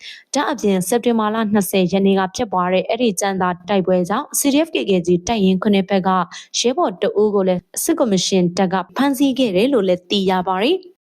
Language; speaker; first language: Burmese; non-native, local second language; Hakha Chin